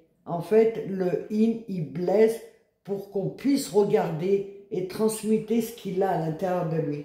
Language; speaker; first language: French; native; French